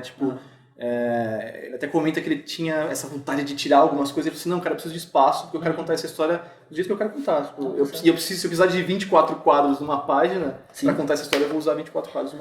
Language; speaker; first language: Portuguese; native; Portuguese